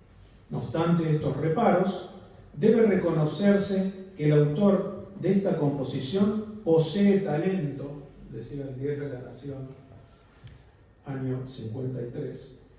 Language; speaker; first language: Spanish; native; Spanish